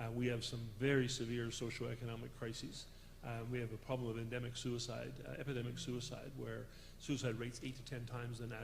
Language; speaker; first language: English; native; English